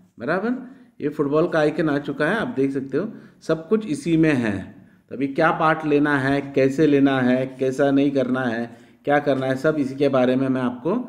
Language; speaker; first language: Hindi; non-native, local second language; Marathi